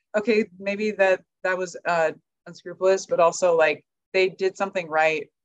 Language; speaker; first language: English; native; English